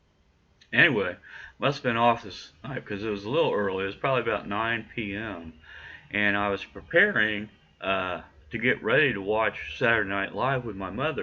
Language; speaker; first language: English; native; English